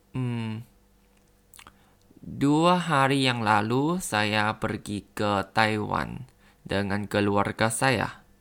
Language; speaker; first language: Indonesian; non-native, learner; Thai